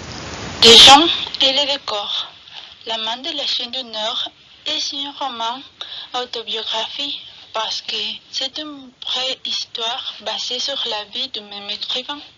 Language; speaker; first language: French; non-native, learner; Spanish